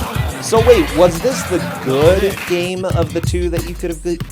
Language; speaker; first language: English; native; English